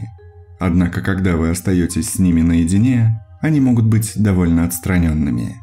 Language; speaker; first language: Russian; native; Russian